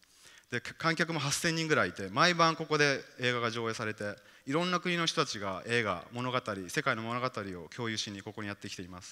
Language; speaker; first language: Japanese; native; Japanese